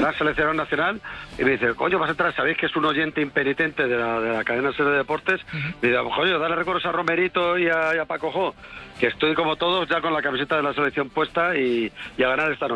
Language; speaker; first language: Spanish; native; Spanish